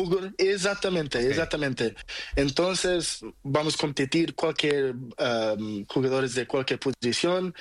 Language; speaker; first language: Spanish; non-native, learner; Portuguese